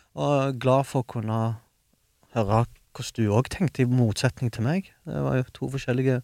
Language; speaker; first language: Norwegian; early bilingual, other home language; Arabic